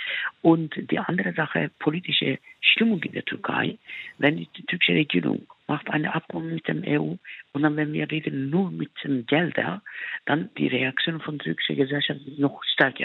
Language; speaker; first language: German; non-native, fluent; Turkish